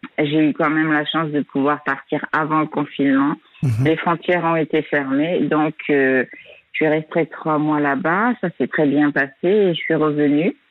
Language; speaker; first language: French; native; French